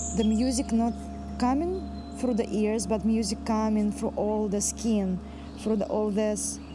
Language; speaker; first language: English; non-native, fluent; Russian